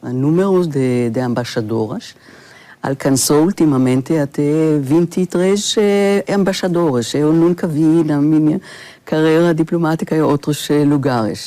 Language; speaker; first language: Portuguese; non-native, fluent; Hebrew